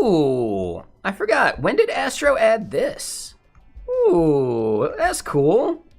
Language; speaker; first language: English; native; English